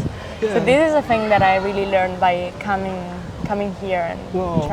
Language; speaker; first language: English; non-native, fluent; Italian